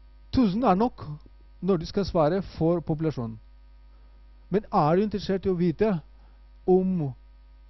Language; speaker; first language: Norwegian; non-native, fluent; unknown